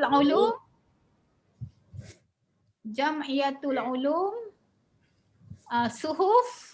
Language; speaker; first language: Arabic; non-native, learner; Malay